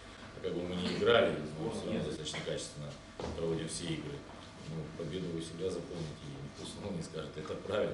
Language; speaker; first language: Russian; native; Russian